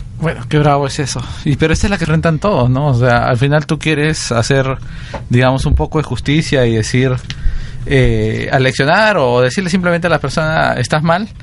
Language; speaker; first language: Spanish; native; Spanish